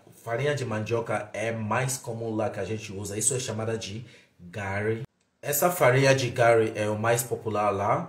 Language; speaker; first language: Portuguese; non-native, fluent; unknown